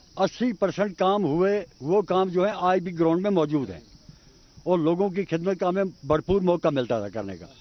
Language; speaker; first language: Urdu; non-native, local second language; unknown